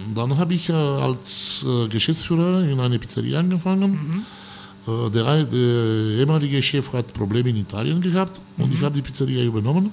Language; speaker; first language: German; non-native, fluent; Romanian